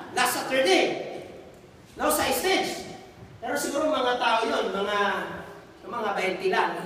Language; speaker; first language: Filipino; non-native, local second language; Cebuano